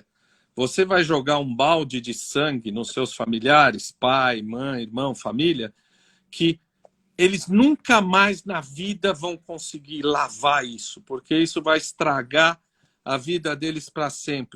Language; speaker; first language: Portuguese; native; Portuguese